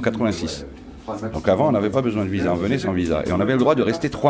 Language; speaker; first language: French; non-native, local second language; Arabic